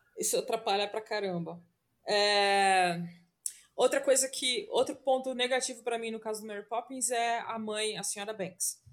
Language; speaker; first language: Portuguese; native; Portuguese